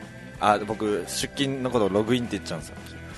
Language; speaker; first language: Japanese; native; Japanese